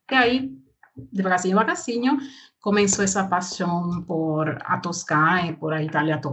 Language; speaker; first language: Portuguese; non-native, learner; Spanish